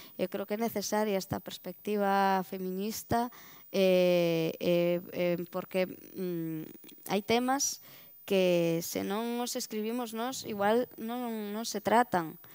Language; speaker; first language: Galician; native; Galician